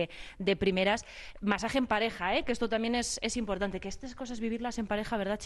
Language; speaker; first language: Spanish; native; Spanish